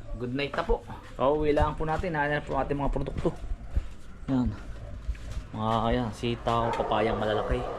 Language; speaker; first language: Filipino; native; Filipino